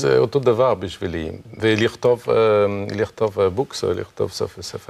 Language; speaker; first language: Hebrew; non-native, learner; French